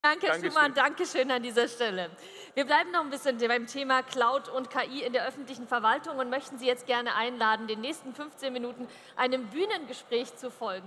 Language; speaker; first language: German; native; German